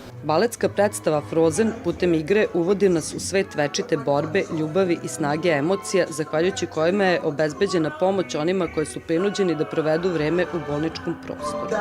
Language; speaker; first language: Serbian; native; Serbian